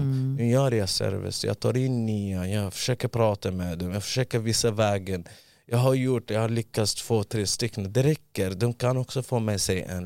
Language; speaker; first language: Swedish; early bilingual, other home language; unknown